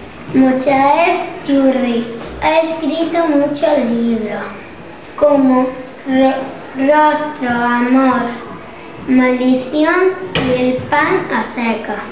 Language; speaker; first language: Spanish; early bilingual, other home language; Arabic